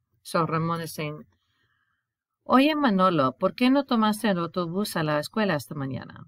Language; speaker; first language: Spanish; non-native, fluent; English